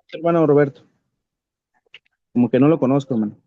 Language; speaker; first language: Spanish; native; Spanish